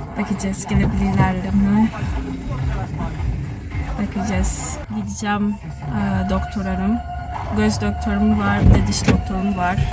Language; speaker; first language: Turkish; non-native, fluent; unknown